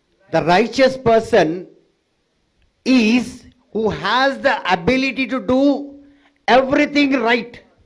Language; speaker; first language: English; non-native, local second language; Telugu